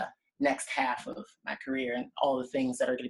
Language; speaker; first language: English; native; English